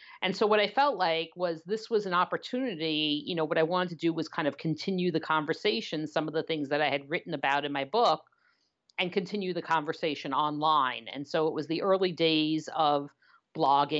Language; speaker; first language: English; native; English